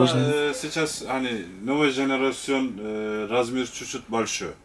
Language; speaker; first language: Russian; non-native, local second language; Turkish